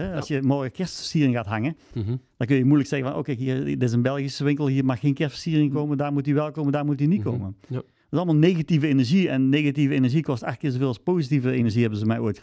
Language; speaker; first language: Dutch; native; Dutch